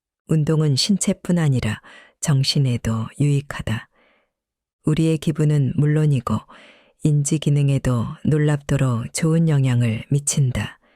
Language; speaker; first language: Korean; native; Korean